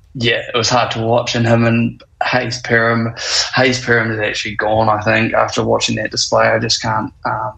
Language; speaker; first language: English; native; English